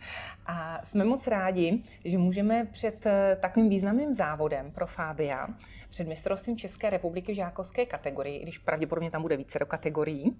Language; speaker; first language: Czech; native; Czech